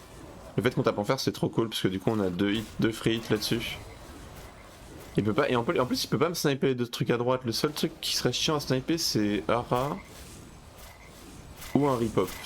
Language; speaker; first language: French; native; French